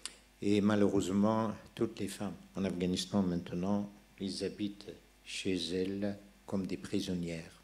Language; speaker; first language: French; non-native, local second language; Persian